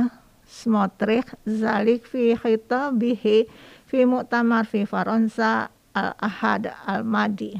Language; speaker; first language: Arabic; non-native, fluent; Indonesian